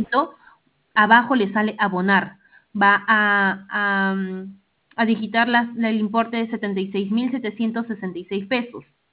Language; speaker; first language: Spanish; native; Spanish